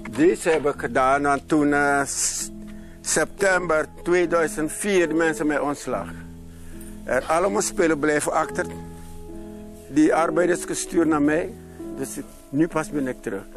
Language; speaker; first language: Dutch; non-native, local second language; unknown